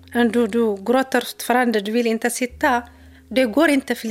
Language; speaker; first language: Swedish; non-native, learner; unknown